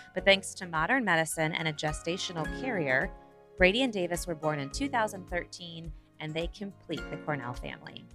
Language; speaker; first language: English; native; English